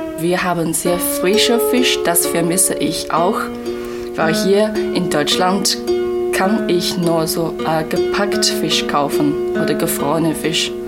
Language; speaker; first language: German; non-native, learner; Chinese